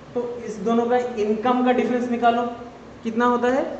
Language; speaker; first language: Hindi; non-native, local second language; Assamese